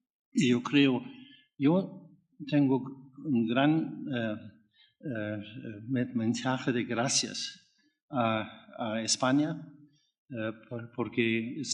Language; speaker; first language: Spanish; non-native, learner; German